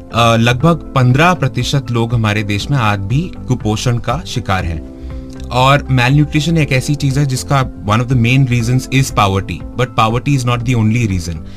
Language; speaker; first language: Hindi; native; Hindi